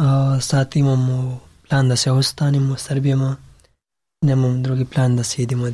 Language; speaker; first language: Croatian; non-native, learner; Pashto